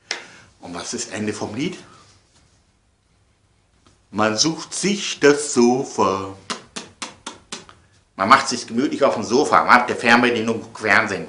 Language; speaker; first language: German; native; German